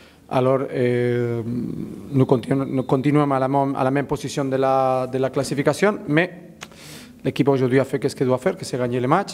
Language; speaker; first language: French; non-native, learner; Spanish